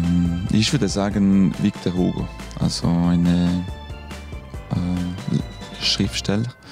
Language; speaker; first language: German; non-native, local second language; French